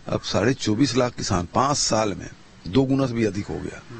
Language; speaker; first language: Hindi; native; Hindi